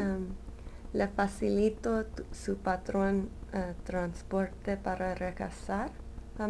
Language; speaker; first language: Spanish; early bilingual, heritage; Spanish